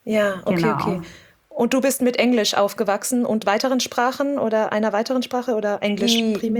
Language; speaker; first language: German; native; German